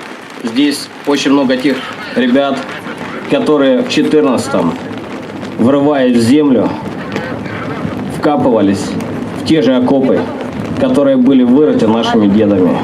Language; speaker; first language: Russian; native; Russian